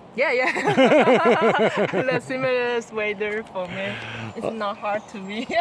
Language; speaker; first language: English; non-native, learner; Chinese